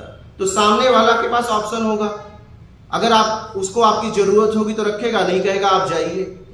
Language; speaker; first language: Hindi; native; Hindi